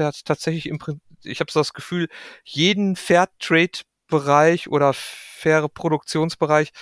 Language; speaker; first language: German; native; German